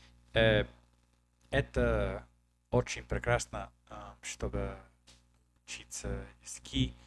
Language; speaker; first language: Russian; non-native, learner; English